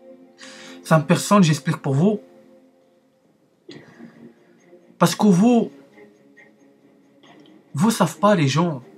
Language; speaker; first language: French; non-native, learner; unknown